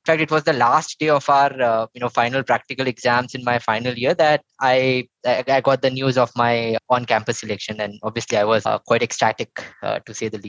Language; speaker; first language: English; non-native, local second language; Hindi